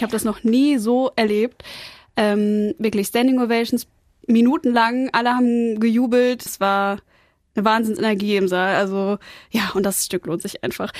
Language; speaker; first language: German; native; German